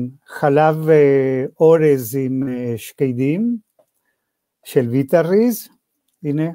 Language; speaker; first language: Hebrew; non-native, fluent; Spanish